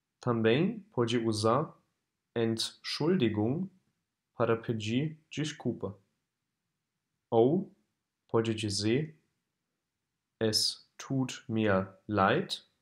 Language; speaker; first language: Portuguese; non-native, fluent; German